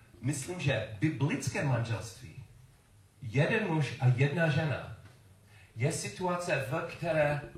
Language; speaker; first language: Czech; non-native, learner; English